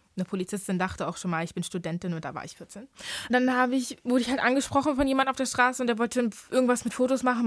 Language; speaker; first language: German; early bilingual, other home language; English